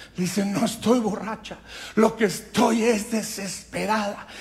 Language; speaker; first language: Spanish; native; Spanish